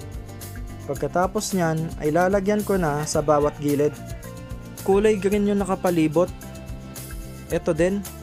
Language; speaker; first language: Filipino; native; Filipino